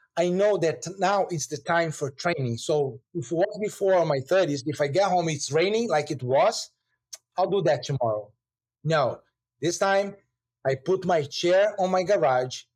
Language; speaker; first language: English; non-native, fluent; Portuguese